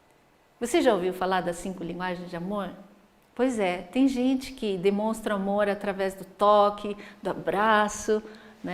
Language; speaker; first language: Portuguese; native; Portuguese